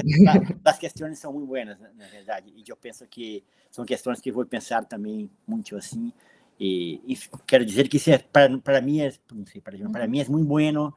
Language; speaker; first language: Spanish; non-native, learner; Portuguese